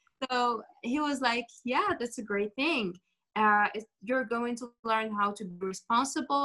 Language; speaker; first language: English; non-native, fluent; Arabic